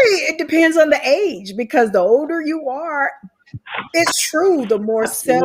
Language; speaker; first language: English; native; English